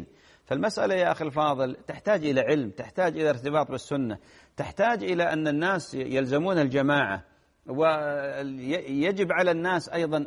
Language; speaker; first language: Arabic; native; Arabic